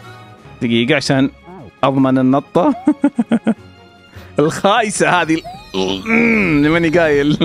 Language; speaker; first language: Arabic; native; Arabic